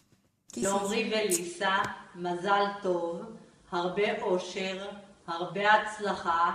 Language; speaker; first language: Hebrew; native; Hebrew